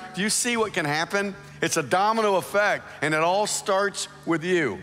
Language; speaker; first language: English; native; English